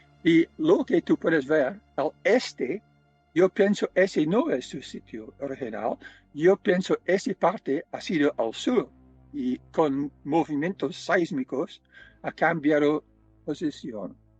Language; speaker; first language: Spanish; non-native, fluent; English